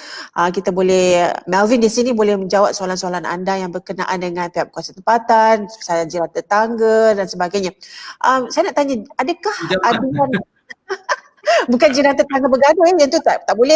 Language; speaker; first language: Malay; native; Malay